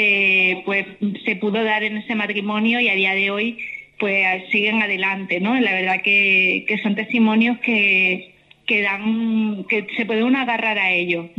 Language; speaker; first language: Spanish; native; Spanish